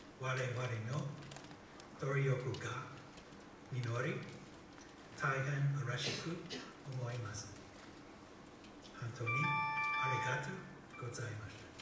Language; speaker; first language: Japanese; non-native, learner; English